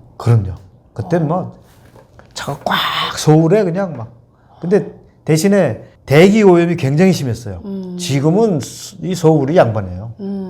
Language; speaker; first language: Korean; native; Korean